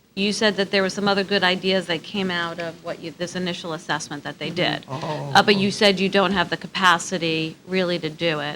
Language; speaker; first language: English; native; English